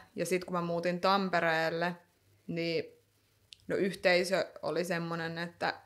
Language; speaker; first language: Finnish; native; Finnish